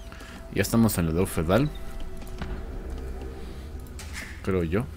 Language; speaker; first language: Spanish; native; Spanish